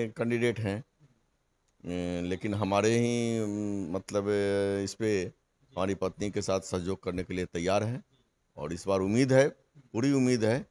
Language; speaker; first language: Hindi; native; Hindi